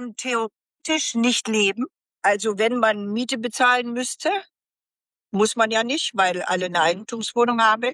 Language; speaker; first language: German; native; German